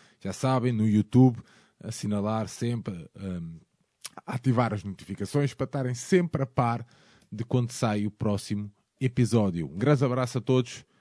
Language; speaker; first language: Portuguese; native; Portuguese